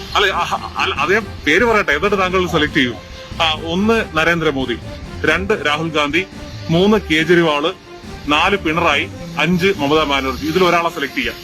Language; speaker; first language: Malayalam; native; Malayalam